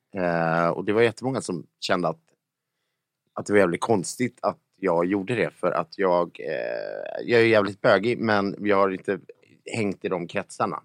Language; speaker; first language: Swedish; native; Swedish